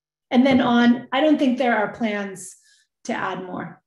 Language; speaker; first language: English; native; English